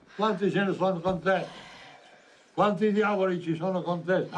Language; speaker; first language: Italian; native; Italian